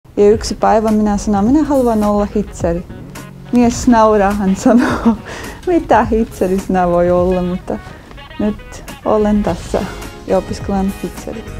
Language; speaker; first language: Finnish; non-native, learner; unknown